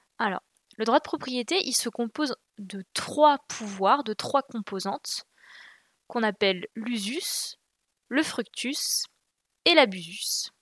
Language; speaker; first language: French; native; French